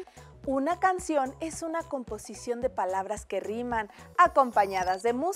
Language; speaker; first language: Spanish; native; Spanish